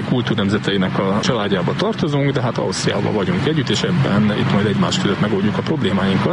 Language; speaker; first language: Hungarian; native; Hungarian